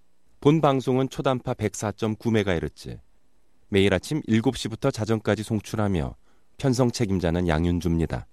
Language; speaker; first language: Korean; native; Korean